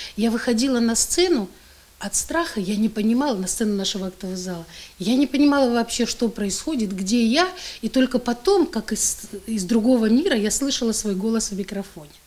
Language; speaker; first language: Russian; native; Russian